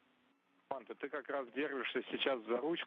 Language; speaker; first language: Russian; native; Russian